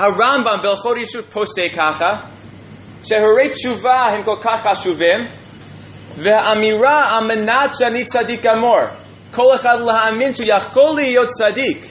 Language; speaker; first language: Hebrew; non-native, fluent; English